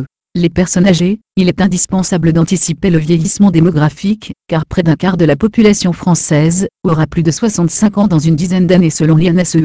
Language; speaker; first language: French; native; French